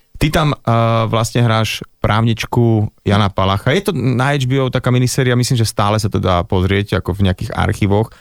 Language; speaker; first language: Slovak; native; Slovak